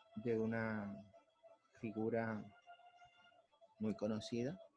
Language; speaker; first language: Spanish; native; Spanish